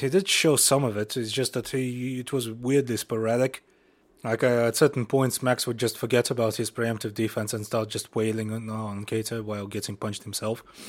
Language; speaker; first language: English; non-native, fluent; Russian